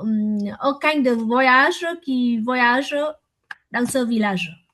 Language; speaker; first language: French; non-native, learner; Vietnamese